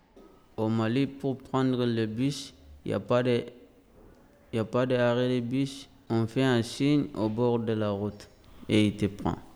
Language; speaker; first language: French; non-native, learner; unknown